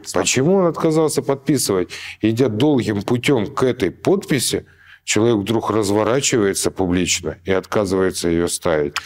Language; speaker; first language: Russian; native; Russian